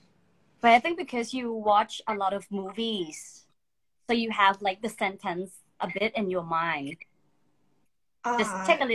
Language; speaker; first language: English; non-native, fluent; Thai